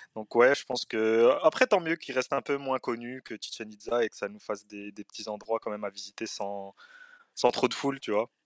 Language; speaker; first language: French; early bilingual, other home language; Arabic